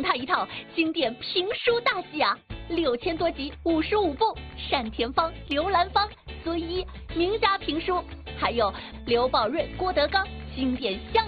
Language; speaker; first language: Chinese; native; Chinese